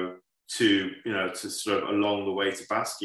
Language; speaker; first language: English; native; English